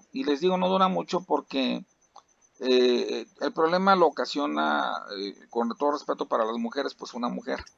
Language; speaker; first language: Spanish; native; Spanish